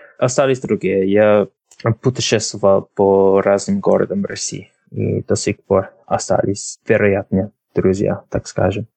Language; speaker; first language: Russian; non-native, fluent; English